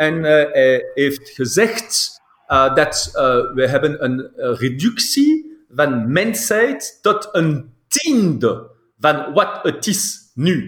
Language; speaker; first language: Dutch; non-native, local second language; French